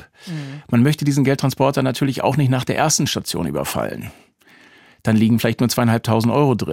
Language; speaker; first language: German; native; German